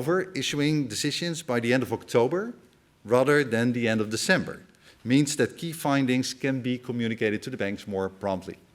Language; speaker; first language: English; non-native, fluent; Dutch